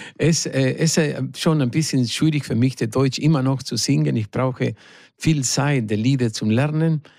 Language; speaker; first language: German; non-native, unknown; Spanish